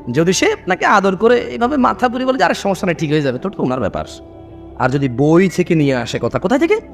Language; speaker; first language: Bangla; early bilingual, heritage; Bangla